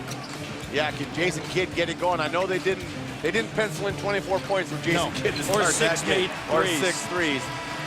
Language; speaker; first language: English; native; English